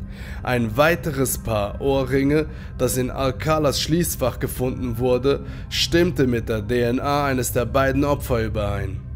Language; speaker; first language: German; native; German